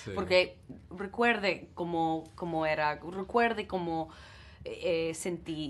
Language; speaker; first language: Spanish; non-native, learner; English